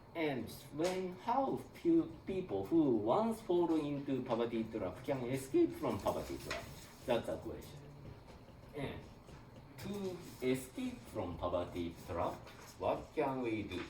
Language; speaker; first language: English; non-native, learner; Japanese